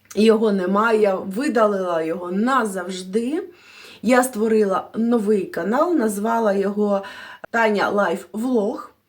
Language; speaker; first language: Ukrainian; non-native, local second language; Russian